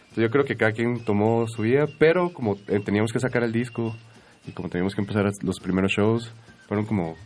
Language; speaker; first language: Spanish; native; Spanish